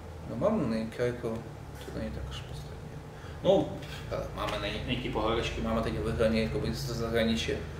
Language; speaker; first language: Czech; non-native, fluent; Russian